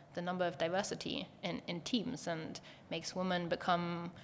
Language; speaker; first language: English; non-native, fluent; German